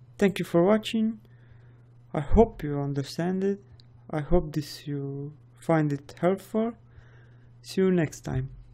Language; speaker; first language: English; non-native, fluent; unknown